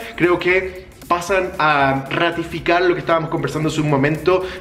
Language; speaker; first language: Spanish; native; Spanish